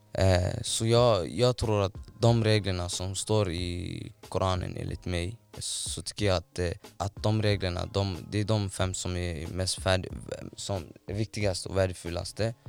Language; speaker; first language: Swedish; non-native, fluent; Somali